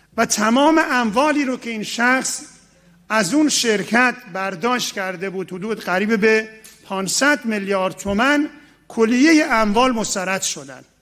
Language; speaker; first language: Persian; native; Persian